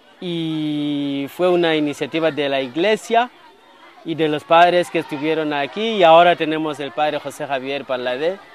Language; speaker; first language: Spanish; non-native, fluent; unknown